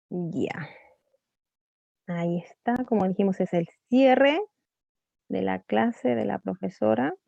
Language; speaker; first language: Spanish; native; Spanish